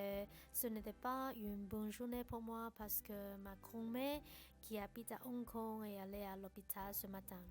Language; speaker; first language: French; non-native, learner; Cantonese